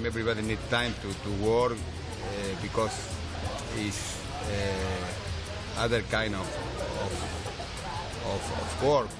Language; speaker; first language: English; non-native, learner; Spanish